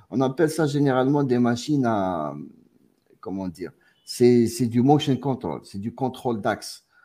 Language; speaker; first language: French; non-native, local second language; Arabic